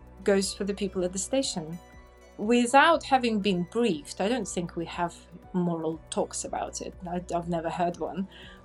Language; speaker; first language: English; non-native, fluent; Russian